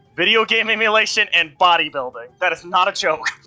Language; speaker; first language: English; native; English